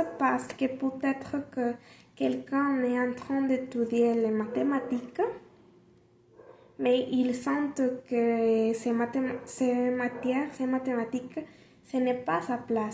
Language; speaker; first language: French; non-native, learner; Spanish